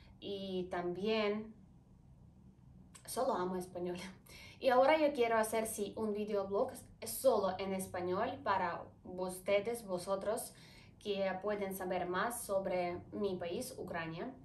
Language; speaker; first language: Spanish; non-native, fluent; Ukrainian